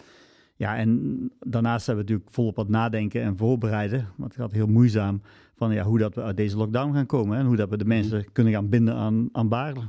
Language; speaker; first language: Dutch; native; Dutch